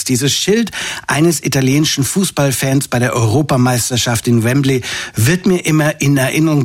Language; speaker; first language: German; native; German